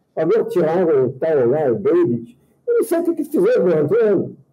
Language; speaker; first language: Portuguese; non-native, fluent; Italian